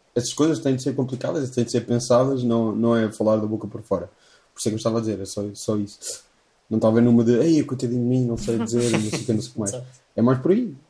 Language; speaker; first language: Portuguese; native; Portuguese